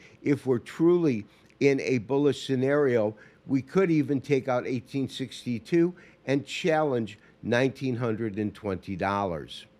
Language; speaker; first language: English; native; English